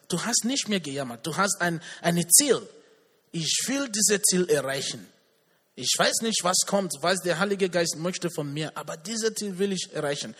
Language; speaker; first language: German; non-native, learner; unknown